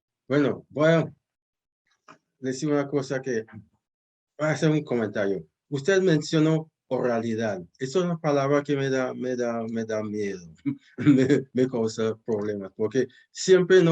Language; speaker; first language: Spanish; non-native, fluent; English